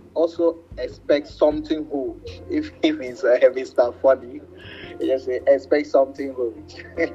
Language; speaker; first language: English; non-native, local second language; Igbo